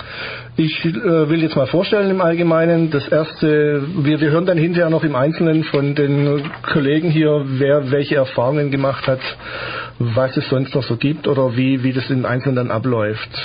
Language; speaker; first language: German; native; German